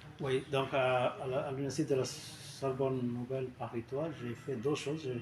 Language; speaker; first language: French; non-native, fluent; Bangla